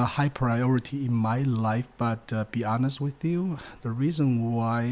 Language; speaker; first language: English; non-native, fluent; Chinese